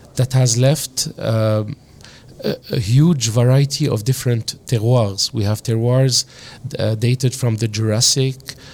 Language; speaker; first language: English; non-native, fluent; French